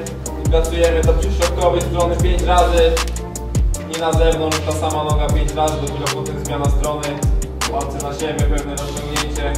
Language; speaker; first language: Polish; native; Polish